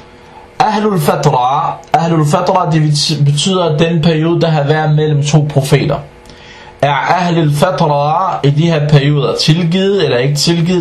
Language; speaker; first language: Danish; non-native, fluent; Arabic